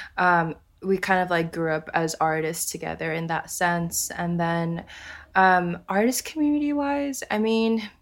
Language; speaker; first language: English; early bilingual, other home language; Japanese